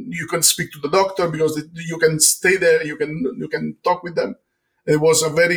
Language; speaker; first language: English; non-native, fluent; Italian